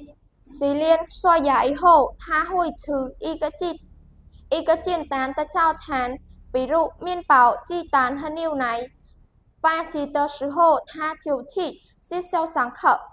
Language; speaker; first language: Chinese; non-native, learner; Khmer